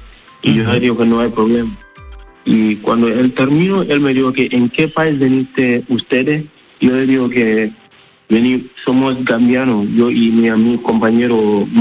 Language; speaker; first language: Spanish; non-native, learner; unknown